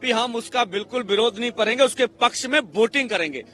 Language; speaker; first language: Hindi; non-native, local second language; Punjabi